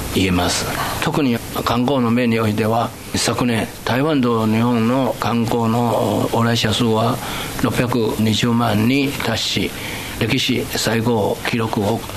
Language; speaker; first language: Japanese; non-native, fluent; Chinese